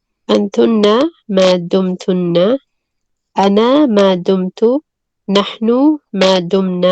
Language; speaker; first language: Arabic; non-native, learner; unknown